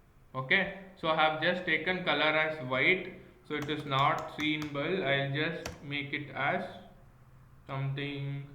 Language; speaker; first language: English; non-native, local second language; Kannada